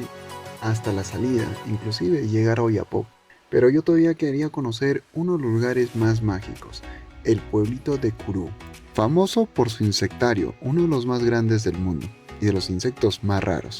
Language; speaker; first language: Spanish; native; Spanish